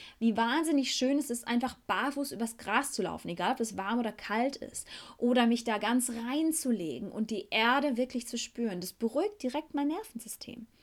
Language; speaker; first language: German; native; German